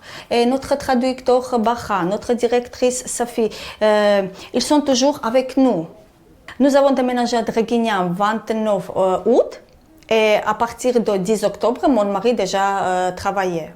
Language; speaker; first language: French; non-native, learner; Armenian